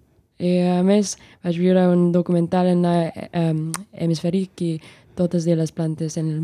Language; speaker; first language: Catalan; non-native, learner; English